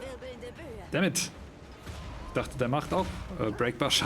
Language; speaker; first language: German; native; German